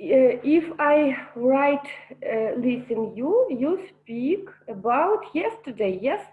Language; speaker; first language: English; non-native, learner; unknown